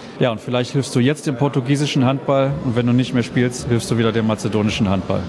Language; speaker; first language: German; native; German